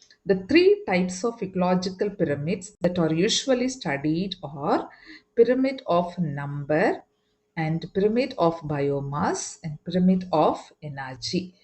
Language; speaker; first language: English; non-native, local second language; Tamil